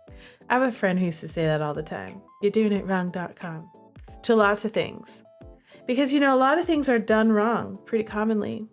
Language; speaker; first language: English; native; English